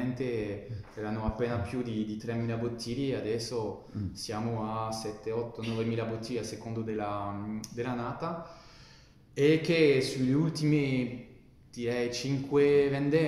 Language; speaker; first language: Italian; non-native, fluent; French